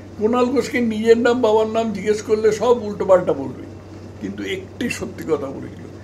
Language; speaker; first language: Bangla; native; Bangla